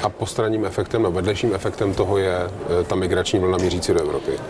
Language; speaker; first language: Czech; native; Czech